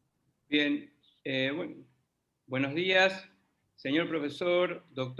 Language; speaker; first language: Spanish; native; Spanish